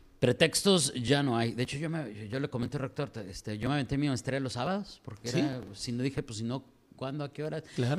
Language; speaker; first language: Spanish; native; Spanish